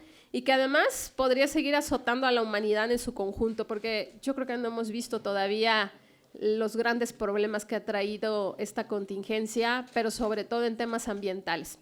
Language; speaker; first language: Spanish; native; Spanish